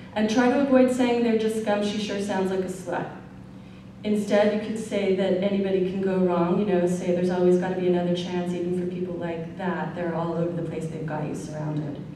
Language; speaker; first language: English; native; English